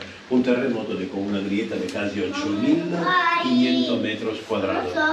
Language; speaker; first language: Spanish; non-native, fluent; Italian